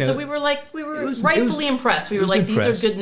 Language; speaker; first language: English; native; English